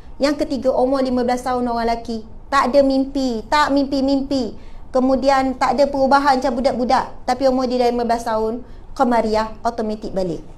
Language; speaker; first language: Malay; native; Malay